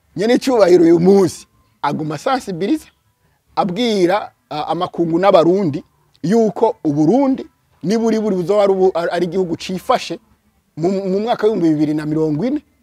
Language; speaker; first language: Rundi; early bilingual, heritage; Rundi